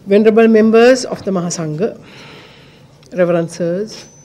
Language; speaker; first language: English; non-native, local second language; Sinhala